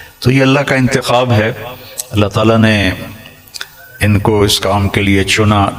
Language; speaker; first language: Urdu; non-native, local second language; Punjabi